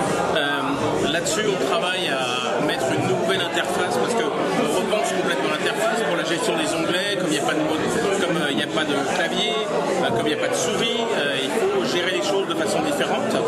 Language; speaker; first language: French; native; French